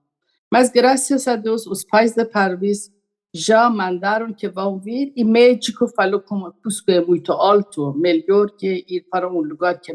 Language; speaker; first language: Portuguese; non-native, learner; Persian